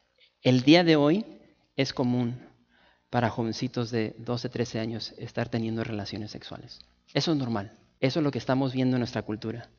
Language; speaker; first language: Spanish; native; Spanish